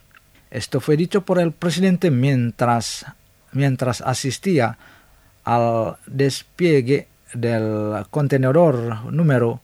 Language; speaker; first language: Spanish; non-native, fluent; Indonesian